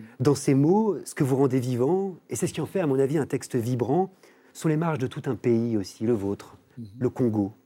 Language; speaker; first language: French; native; French